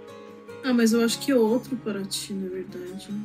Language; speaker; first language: Portuguese; non-native, fluent; Russian